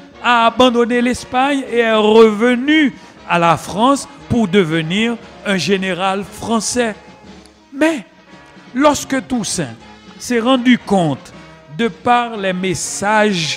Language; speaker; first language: French; non-native, local second language; Haitian Creole